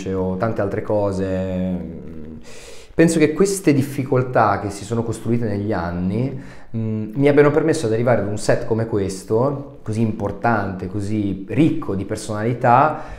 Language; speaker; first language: Italian; native; Italian